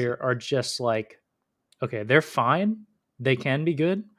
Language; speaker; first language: English; native; English